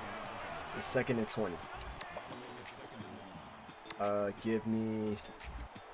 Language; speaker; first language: English; native; English